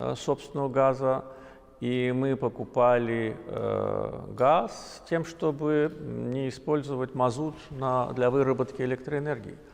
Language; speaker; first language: Russian; non-native, local second language; Azerbaijani